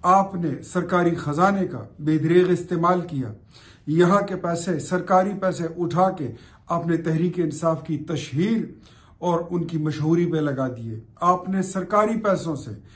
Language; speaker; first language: Urdu; non-native, local second language; Pashto